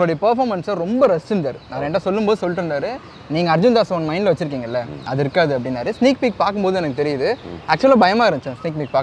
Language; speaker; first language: Tamil; native; Tamil